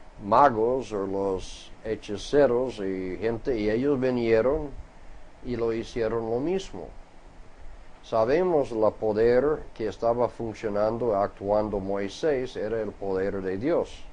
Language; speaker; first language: Spanish; non-native, fluent; English